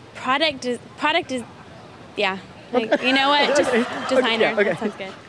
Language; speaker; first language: English; native; English